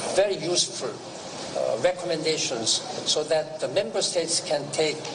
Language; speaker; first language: English; non-native, fluent; Korean